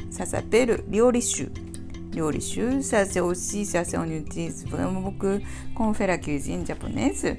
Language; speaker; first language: French; non-native, learner; Japanese